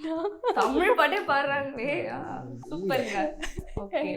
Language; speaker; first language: Tamil; native; Tamil